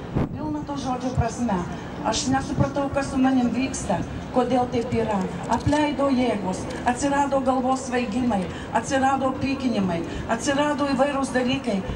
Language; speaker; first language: Lithuanian; native; Lithuanian